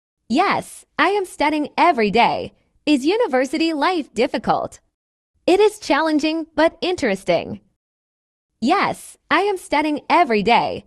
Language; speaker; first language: English; non-native, fluent; Burmese